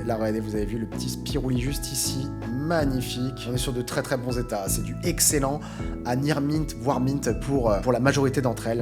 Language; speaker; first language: French; native; French